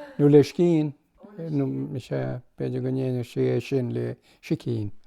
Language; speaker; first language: Irish; non-native, local second language; English